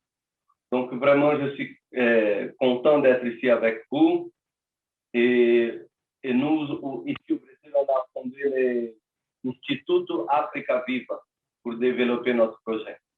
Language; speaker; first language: French; non-native, learner; Portuguese